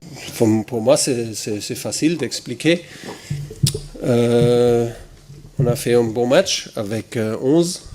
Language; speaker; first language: French; non-native, fluent; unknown